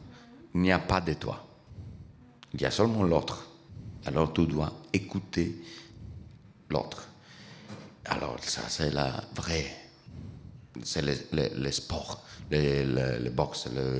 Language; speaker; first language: French; non-native, learner; Italian